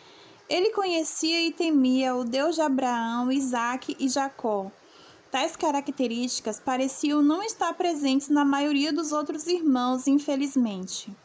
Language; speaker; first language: Portuguese; native; Portuguese